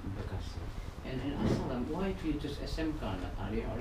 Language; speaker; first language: English; non-native, learner; Indonesian